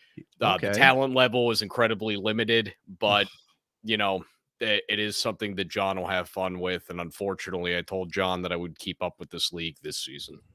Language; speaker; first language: English; native; English